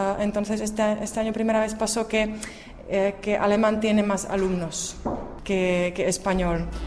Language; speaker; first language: Spanish; non-native, fluent; Czech